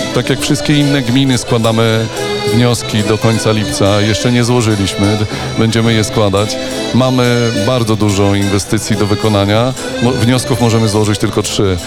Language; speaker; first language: Polish; native; Polish